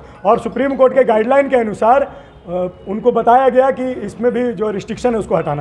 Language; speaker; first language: Hindi; native; Hindi